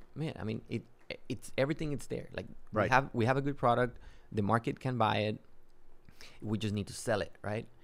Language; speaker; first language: English; non-native, fluent; Spanish